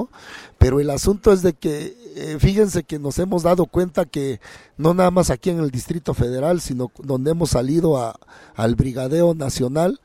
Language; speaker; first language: Spanish; native; Spanish